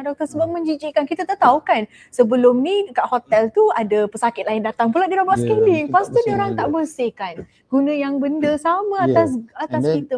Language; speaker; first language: Malay; native; Malay